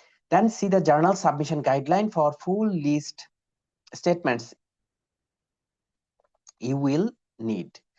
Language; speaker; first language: English; non-native, local second language; Bangla